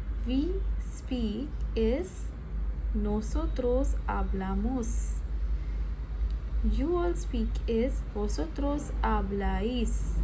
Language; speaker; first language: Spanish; non-native, fluent; Hindi